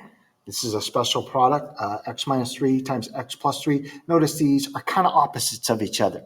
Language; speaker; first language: English; native; English